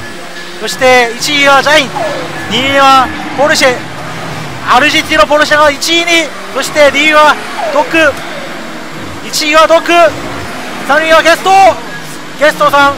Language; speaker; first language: Japanese; non-native, learner; Korean